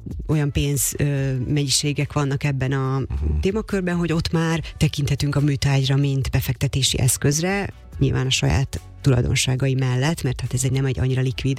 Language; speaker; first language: Hungarian; native; Hungarian